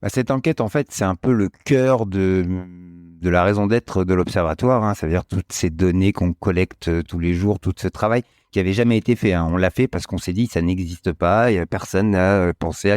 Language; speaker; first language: French; native; French